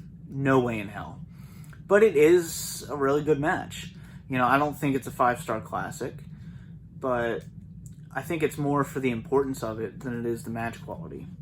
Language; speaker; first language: English; native; English